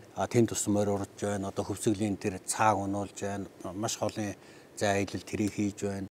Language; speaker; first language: Mongolian; native; Mongolian